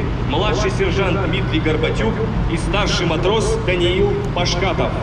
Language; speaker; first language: Russian; native; Russian